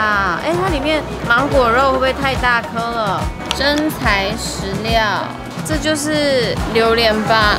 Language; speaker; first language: Chinese; native; Chinese